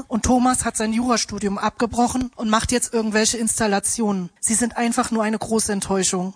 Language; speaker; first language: German; native; German